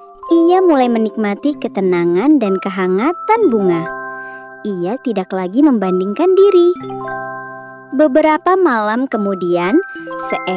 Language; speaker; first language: Indonesian; native; Indonesian